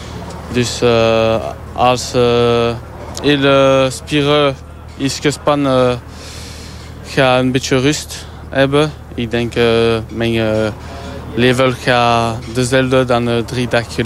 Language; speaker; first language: Dutch; non-native, learner; French